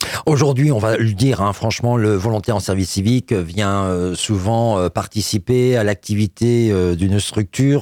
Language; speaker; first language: French; native; French